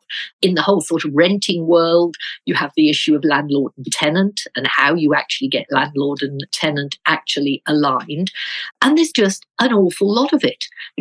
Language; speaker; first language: English; native; English